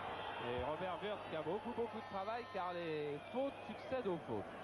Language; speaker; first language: French; native; French